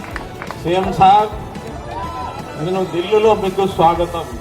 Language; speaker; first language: Telugu; non-native, learner; Hindi